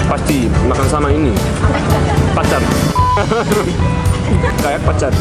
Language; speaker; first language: Indonesian; non-native, learner; Korean